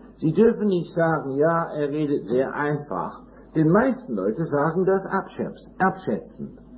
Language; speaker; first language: German; non-native, fluent; English